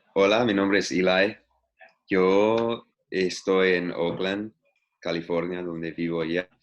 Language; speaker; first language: Spanish; non-native, learner; English